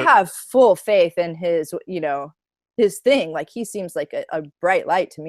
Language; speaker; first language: English; native; English